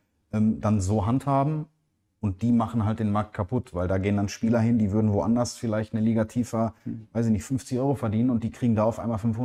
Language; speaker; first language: German; native; German